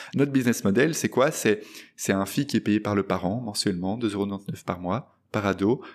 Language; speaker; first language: French; native; French